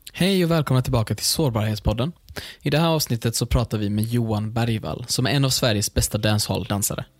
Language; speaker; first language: Swedish; early bilingual, other home language; Arabic